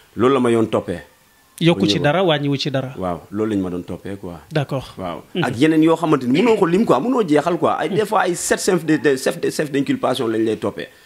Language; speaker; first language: Wolof; non-native, local second language; Jola-Fonyi